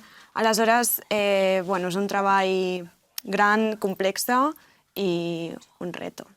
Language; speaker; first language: Catalan; non-native, local second language; Spanish